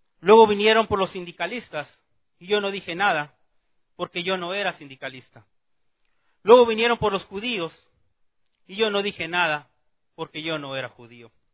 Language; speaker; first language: Spanish; native; Spanish